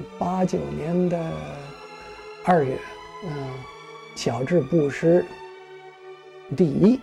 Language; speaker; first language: Chinese; non-native, fluent; English